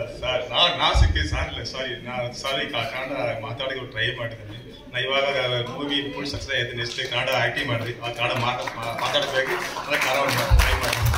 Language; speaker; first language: Kannada; non-native, learner; Tamil